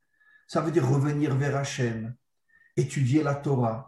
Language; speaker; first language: French; native; French